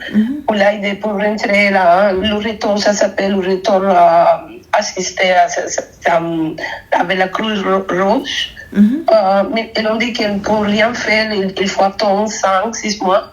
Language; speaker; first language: French; non-native, fluent; Spanish